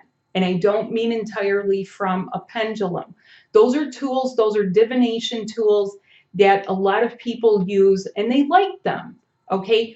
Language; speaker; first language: English; native; English